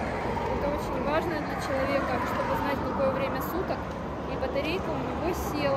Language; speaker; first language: Russian; native; Russian